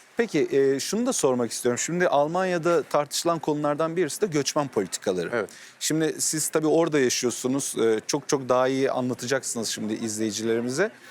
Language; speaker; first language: Turkish; native; Turkish